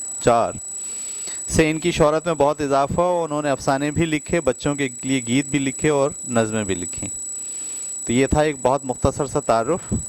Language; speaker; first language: Urdu; native; Urdu